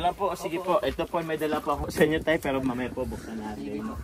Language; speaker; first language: Filipino; native; Filipino